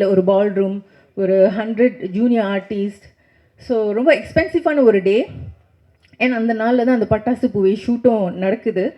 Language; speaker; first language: Tamil; native; Tamil